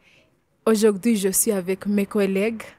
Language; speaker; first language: French; non-native, learner; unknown